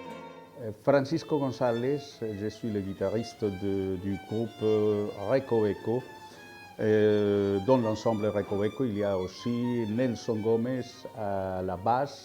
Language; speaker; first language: French; non-native, fluent; Spanish